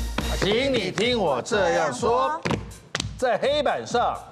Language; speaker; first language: Chinese; native; Chinese